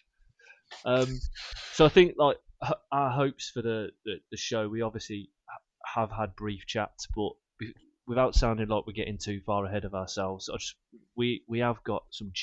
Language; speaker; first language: English; native; English